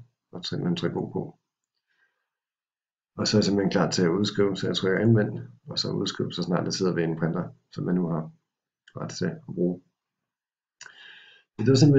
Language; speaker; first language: Danish; native; Danish